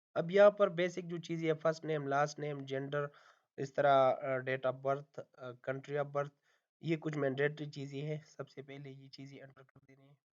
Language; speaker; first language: Hindi; non-native, local second language; Punjabi